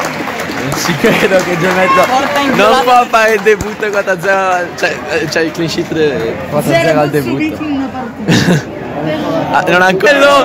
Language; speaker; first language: Italian; native; Italian